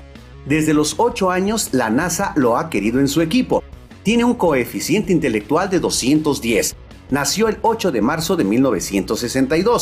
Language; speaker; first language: Spanish; native; Spanish